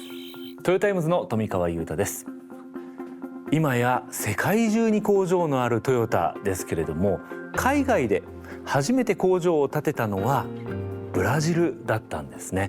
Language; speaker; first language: Japanese; native; Japanese